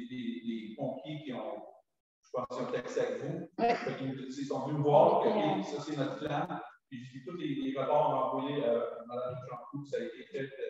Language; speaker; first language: French; native; French